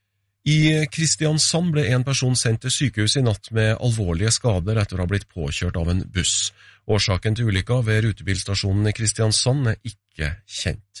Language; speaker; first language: Norwegian; native; Norwegian